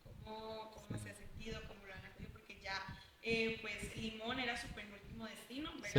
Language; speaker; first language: Spanish; native; Spanish